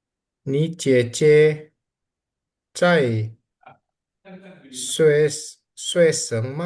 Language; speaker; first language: Chinese; non-native, learner; Indonesian